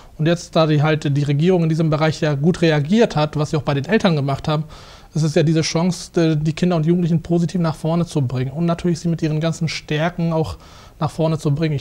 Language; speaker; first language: German; native; German